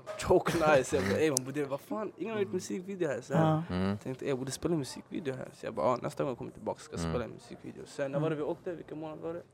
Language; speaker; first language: Swedish; early bilingual, other home language; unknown